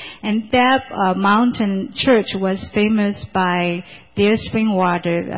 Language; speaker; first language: English; non-native, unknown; Chinese